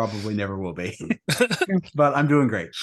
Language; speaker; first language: English; native; English